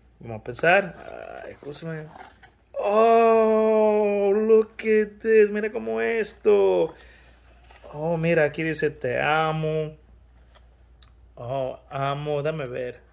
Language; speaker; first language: Spanish; early bilingual, heritage; Spanish